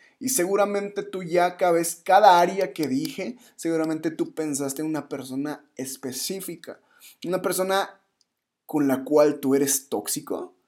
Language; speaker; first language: Spanish; native; Spanish